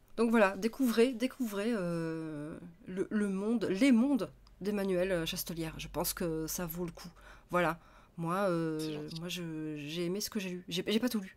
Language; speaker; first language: French; native; French